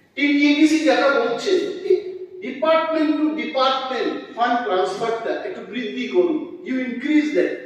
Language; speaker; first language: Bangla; non-native, local second language; Kok Borok